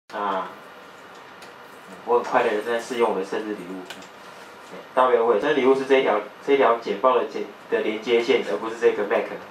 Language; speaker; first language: Chinese; native; Chinese